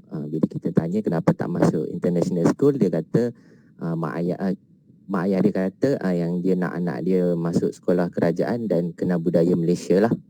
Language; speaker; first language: Malay; native; Malay